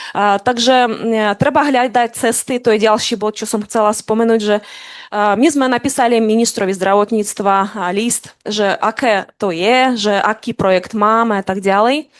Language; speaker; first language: Slovak; non-native, fluent; Ukrainian